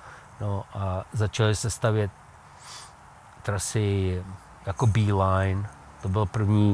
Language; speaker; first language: Czech; early bilingual, heritage; Czech